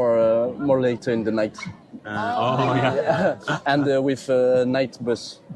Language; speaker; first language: English; non-native, fluent; French